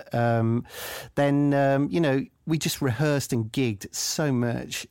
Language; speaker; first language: English; native; English